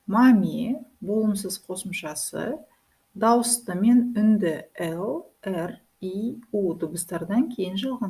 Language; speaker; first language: Kazakh; native; Kazakh